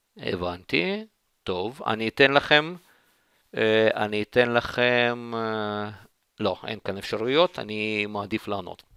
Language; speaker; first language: Hebrew; non-native, fluent; Russian